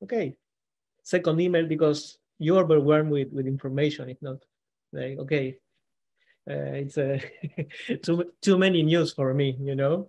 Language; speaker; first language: English; non-native, fluent; Spanish